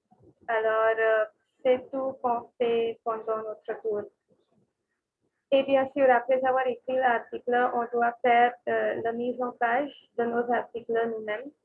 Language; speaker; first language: French; non-native, learner; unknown